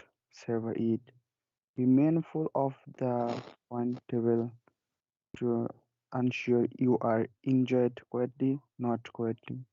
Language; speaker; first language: English; non-native, learner; Bangla